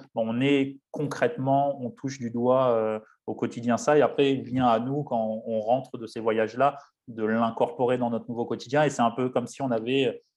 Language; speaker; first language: French; native; French